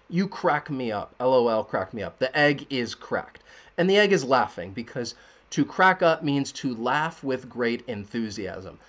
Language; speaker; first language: English; native; English